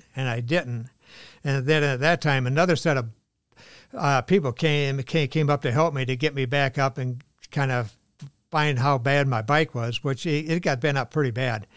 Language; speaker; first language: English; native; English